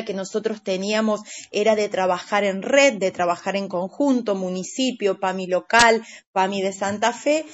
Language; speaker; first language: Spanish; native; Spanish